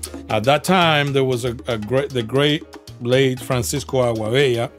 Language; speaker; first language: English; non-native, fluent; Spanish